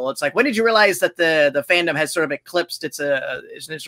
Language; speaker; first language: English; native; English